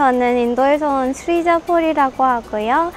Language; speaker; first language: Korean; non-native, fluent; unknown